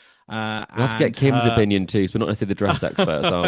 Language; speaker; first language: English; native; English